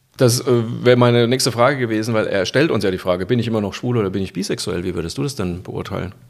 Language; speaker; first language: German; native; German